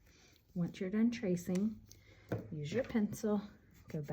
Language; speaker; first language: English; native; English